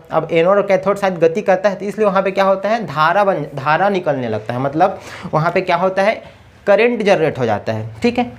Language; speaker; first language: Hindi; native; Hindi